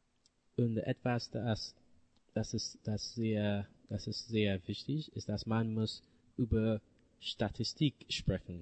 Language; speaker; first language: German; non-native, learner; English